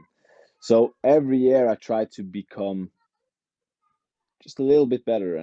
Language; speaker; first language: English; non-native, fluent; Norwegian